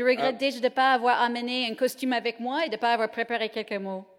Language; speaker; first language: French; native; French